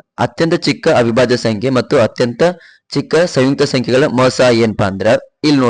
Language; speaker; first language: Kannada; native; Kannada